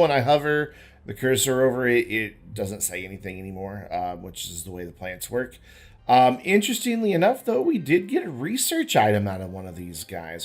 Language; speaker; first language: English; native; English